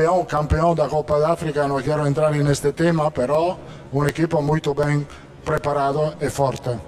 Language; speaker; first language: Portuguese; non-native, learner; Italian